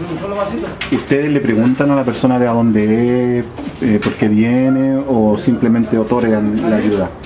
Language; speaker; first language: Spanish; native; Spanish